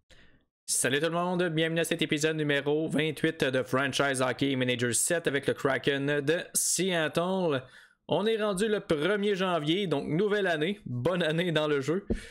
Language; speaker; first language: French; native; French